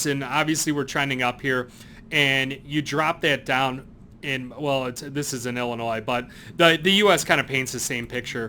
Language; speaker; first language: English; native; English